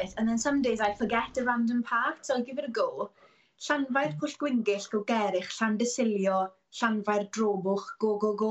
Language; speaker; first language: English; native; English